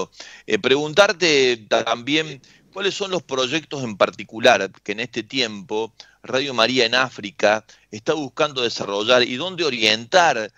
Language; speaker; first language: Spanish; native; Spanish